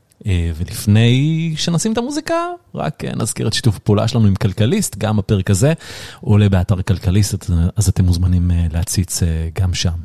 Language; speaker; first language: Hebrew; native; Hebrew